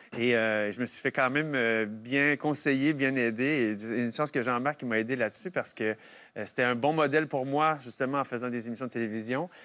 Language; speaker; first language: French; native; French